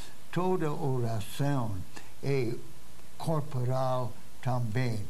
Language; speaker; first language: Portuguese; non-native, fluent; English